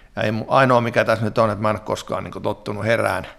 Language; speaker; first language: Finnish; native; Finnish